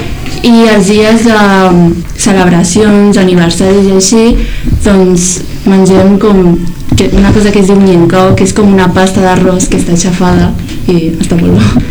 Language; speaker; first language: Catalan; early bilingual, other home language; Chinese